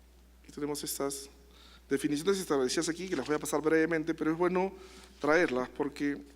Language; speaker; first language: Spanish; native; Spanish